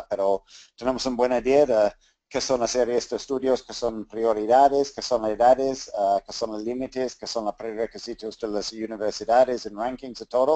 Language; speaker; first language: Spanish; non-native, fluent; English